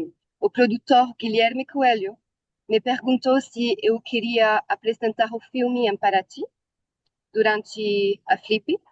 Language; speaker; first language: Portuguese; non-native, learner; Arabic